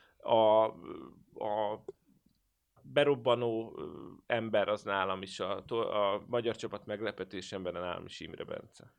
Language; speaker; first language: Hungarian; native; Hungarian